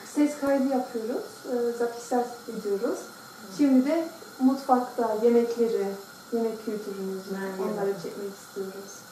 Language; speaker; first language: Turkish; early bilingual, heritage; Turkish